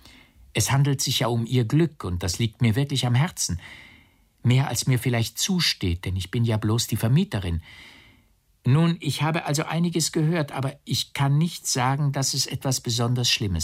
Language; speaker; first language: German; native; German